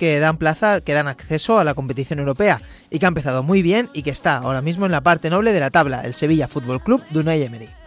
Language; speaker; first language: Spanish; native; Spanish